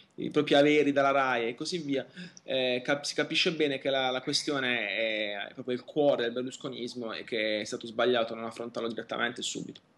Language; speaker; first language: Italian; native; Italian